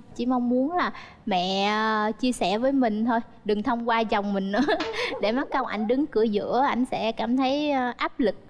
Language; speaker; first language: Vietnamese; native; Vietnamese